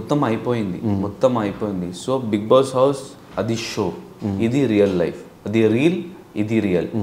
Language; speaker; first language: Telugu; non-native, learner; Hindi